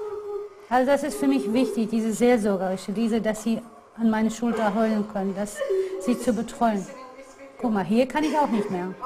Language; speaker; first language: German; non-native, fluent; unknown